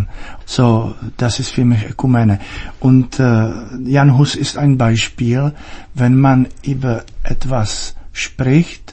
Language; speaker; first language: German; non-native, fluent; Czech